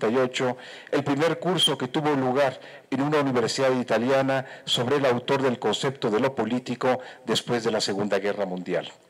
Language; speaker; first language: Spanish; native; Spanish